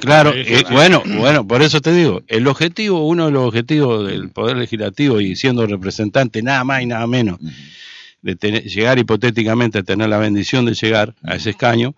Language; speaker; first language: Spanish; native; Spanish